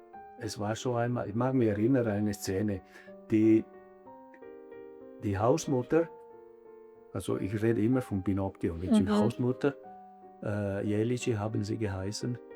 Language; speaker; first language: German; early bilingual, other home language; Italian